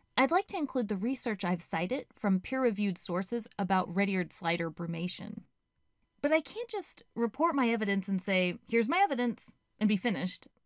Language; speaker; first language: English; native; English